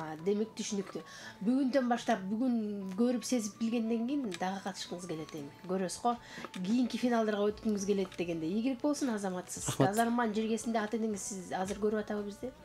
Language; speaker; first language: Kyrgyz; native; Kyrgyz